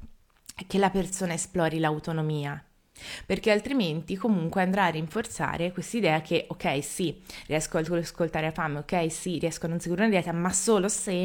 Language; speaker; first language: Italian; native; Italian